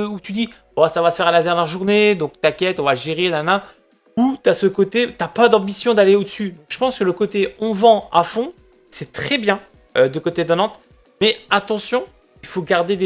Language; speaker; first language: French; native; French